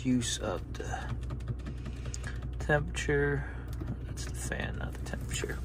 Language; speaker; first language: English; native; English